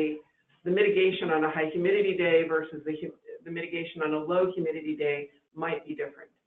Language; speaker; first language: English; native; English